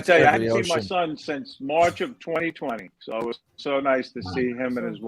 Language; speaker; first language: English; native; English